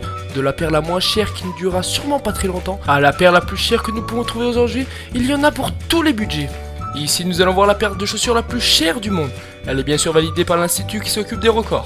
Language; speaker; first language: French; native; French